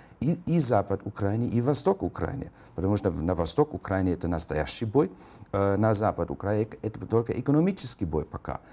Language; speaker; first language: Russian; non-native, fluent; German